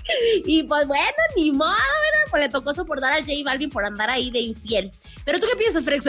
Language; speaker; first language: Spanish; native; Spanish